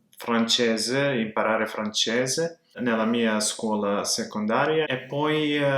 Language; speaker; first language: Italian; non-native, fluent; Serbian